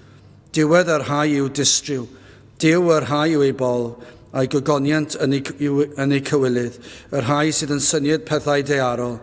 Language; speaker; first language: Welsh; native; Welsh